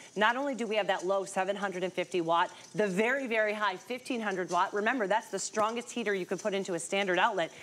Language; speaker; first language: English; native; English